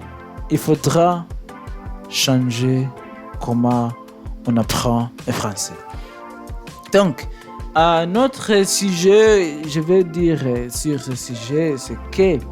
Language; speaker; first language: French; non-native, learner; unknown